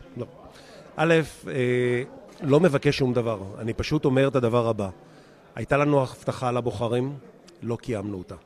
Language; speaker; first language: Hebrew; native; Hebrew